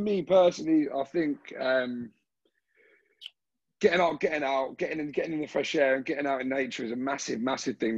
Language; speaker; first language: English; native; English